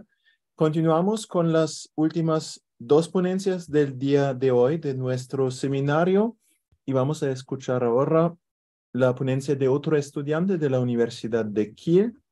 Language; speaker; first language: Spanish; non-native, fluent; German